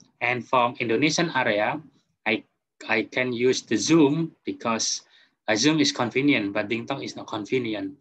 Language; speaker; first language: English; non-native, fluent; Indonesian